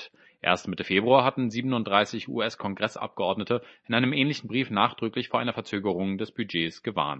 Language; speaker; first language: German; native; German